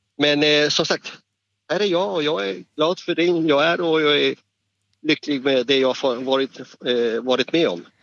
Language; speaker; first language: Swedish; non-native, fluent; Spanish